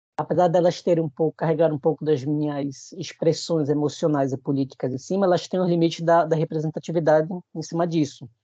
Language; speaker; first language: Portuguese; native; Portuguese